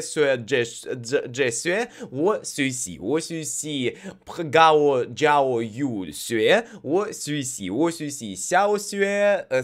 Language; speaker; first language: Chinese; non-native, learner; Russian